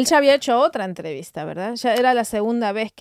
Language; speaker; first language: Spanish; native; Spanish